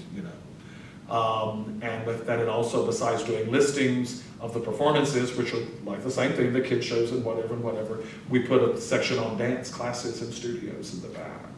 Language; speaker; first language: English; native; English